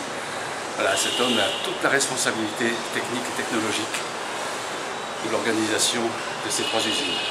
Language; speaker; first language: French; native; French